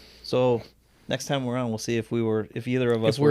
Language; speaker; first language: English; native; English